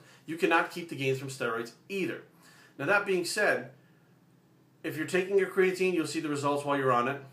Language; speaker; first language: English; native; English